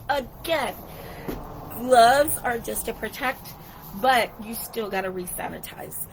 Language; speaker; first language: English; native; English